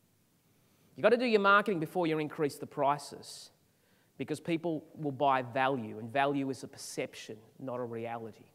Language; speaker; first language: English; native; English